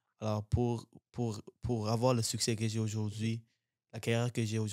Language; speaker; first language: French; native; French